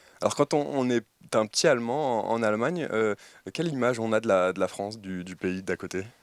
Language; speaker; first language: French; native; French